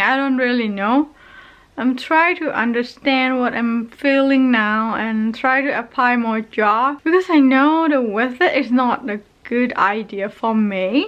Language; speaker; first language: English; non-native, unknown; Thai